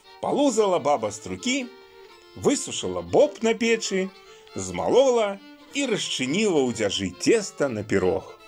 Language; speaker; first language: Belarusian; native; Belarusian